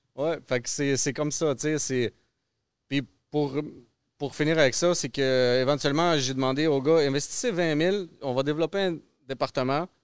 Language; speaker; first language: French; early bilingual, other home language; Russian